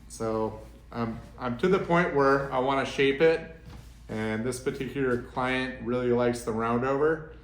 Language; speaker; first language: English; native; English